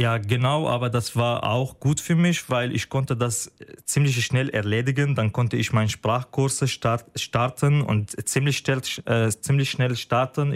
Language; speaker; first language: German; non-native, fluent; Arabic